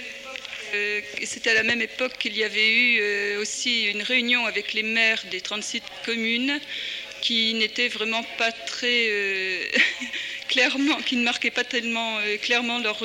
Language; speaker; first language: French; native; French